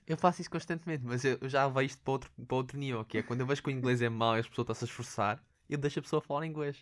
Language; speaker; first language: Portuguese; early bilingual, other home language; Russian